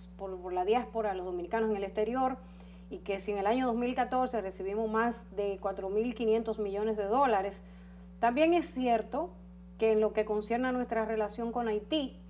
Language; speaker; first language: Spanish; native; Spanish